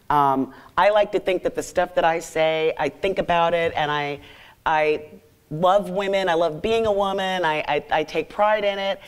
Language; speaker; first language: English; native; English